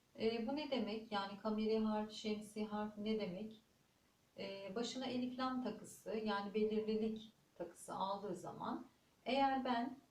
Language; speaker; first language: Turkish; native; Turkish